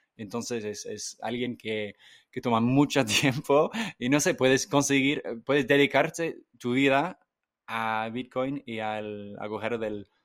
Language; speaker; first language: Spanish; non-native, fluent; English